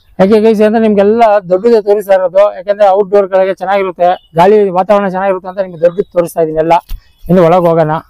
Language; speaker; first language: Kannada; non-native, local second language; Urdu